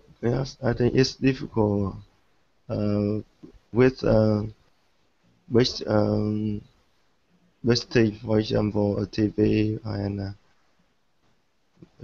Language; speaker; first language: English; non-native, learner; Vietnamese